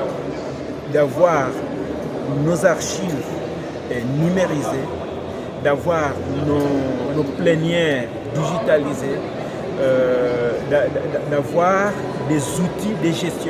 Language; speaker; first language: French; non-native, local second language; Swahili